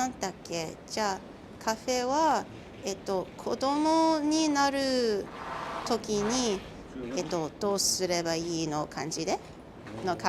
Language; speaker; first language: Japanese; non-native, learner; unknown